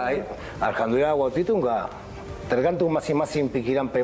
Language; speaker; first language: Indonesian; non-native, fluent; Spanish